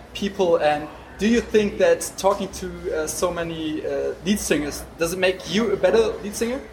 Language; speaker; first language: English; non-native, fluent; German